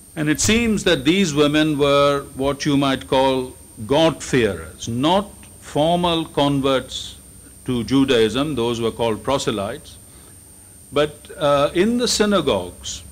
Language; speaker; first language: English; non-native, local second language; Urdu